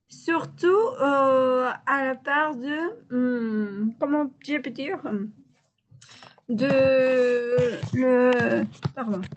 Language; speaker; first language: French; non-native, learner; Spanish